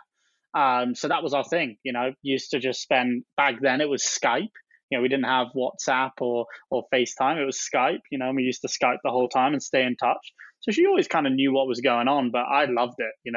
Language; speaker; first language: English; native; English